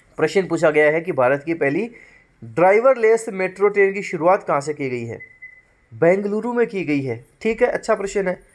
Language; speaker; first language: Hindi; native; Hindi